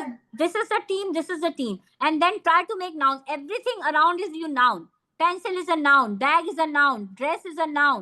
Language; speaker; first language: English; non-native, fluent; Hindi